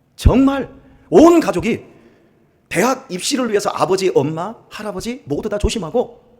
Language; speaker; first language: Korean; native; Korean